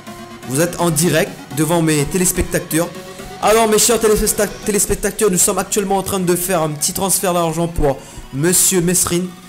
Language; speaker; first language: French; native; French